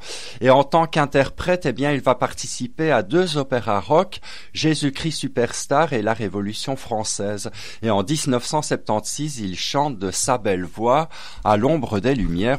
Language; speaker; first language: French; native; French